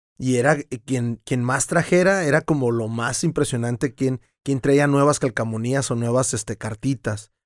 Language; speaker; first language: Spanish; native; Spanish